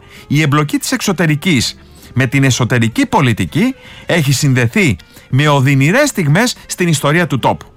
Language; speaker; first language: Greek; native; Greek